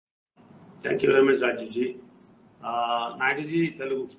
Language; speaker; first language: Telugu; non-native, learner; Hindi